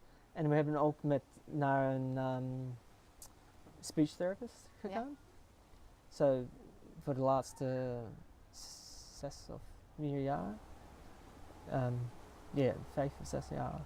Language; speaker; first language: Dutch; early bilingual, heritage; English